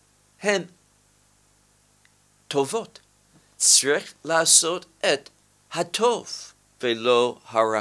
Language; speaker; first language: Hebrew; non-native, fluent; English